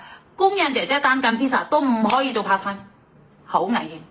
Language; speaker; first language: Cantonese; non-native, fluent; Indonesian